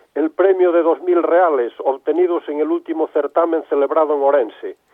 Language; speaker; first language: Spanish; non-native, local second language; Galician